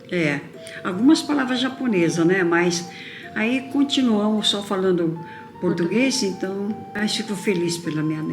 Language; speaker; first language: Portuguese; non-native, local second language; Japanese